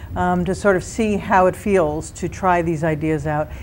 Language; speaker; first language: English; native; English